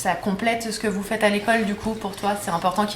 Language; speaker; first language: French; native; French